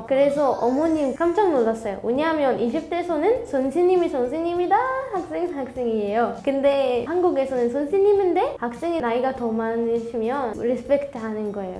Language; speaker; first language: Korean; non-native, fluent; Arabic